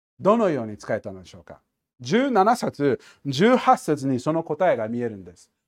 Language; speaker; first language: Japanese; non-native, fluent; English